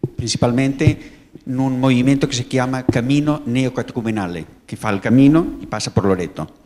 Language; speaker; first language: Italian; non-native, learner; Spanish